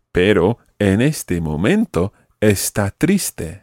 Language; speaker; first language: Spanish; non-native, fluent; English